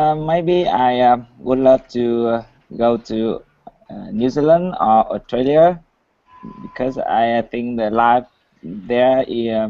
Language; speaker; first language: English; non-native, learner; Vietnamese